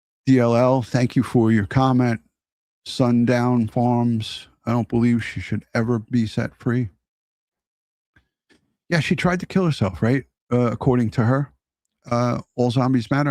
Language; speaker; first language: English; native; English